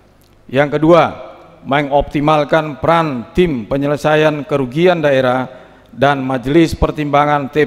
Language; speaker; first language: Indonesian; native; Indonesian